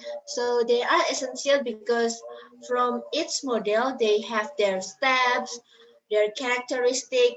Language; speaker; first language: English; non-native, learner; Indonesian